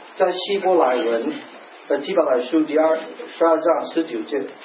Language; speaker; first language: Chinese; non-native, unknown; English